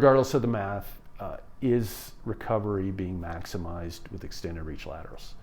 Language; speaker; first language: English; native; English